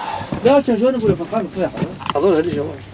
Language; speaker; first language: Arabic; native; Arabic